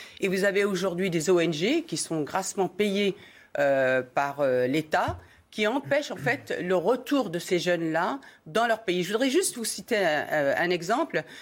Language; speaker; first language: French; early bilingual, other home language; Arabic